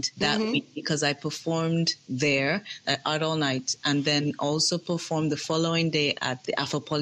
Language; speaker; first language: English; non-native, local second language; Yoruba